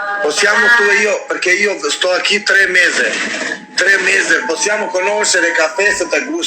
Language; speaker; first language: Italian; non-native, learner; Albanian